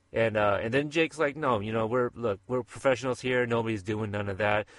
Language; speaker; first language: English; native; English